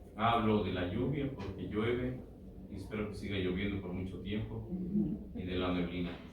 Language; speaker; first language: Spanish; non-native, local second language; Nahuatl languages